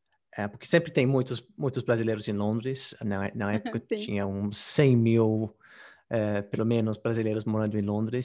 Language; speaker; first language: Portuguese; non-native, fluent; English